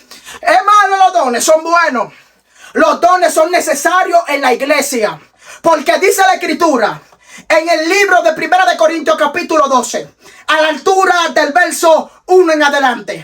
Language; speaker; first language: Spanish; native; Spanish